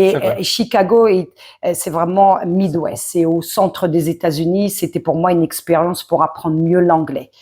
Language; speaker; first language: French; early bilingual, other home language; Arabic